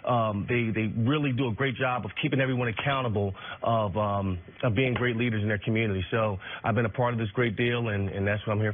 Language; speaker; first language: English; native; English